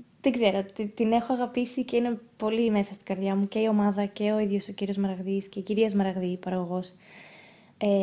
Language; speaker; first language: Greek; early bilingual, heritage; Greek